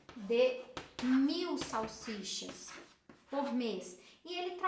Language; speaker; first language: Portuguese; native; Portuguese